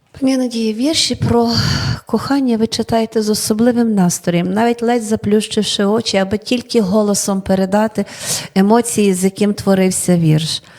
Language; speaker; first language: Ukrainian; native; Ukrainian